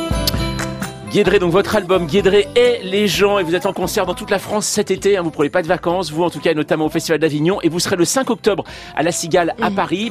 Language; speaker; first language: French; native; French